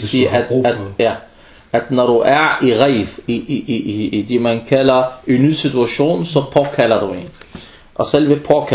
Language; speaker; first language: Danish; early bilingual, other home language; Arabic